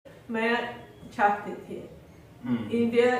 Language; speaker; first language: Hindi; non-native, learner; Russian